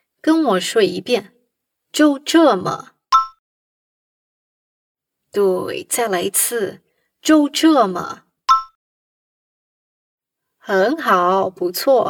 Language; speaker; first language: Chinese; non-native, fluent; Portuguese